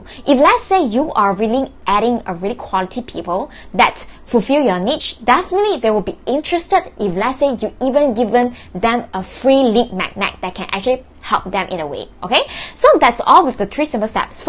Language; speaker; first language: English; non-native, local second language; Chinese